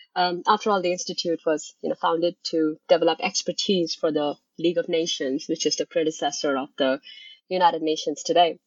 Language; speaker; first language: English; non-native, local second language; Bangla